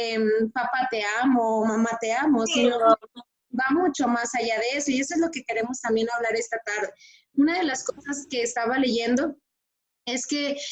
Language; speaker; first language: Spanish; native; Spanish